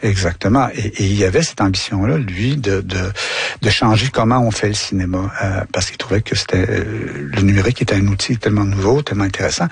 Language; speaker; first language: French; native; French